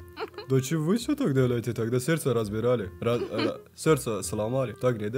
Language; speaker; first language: Russian; non-native, learner; Tajik